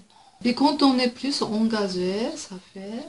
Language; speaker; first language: French; non-native, fluent; Japanese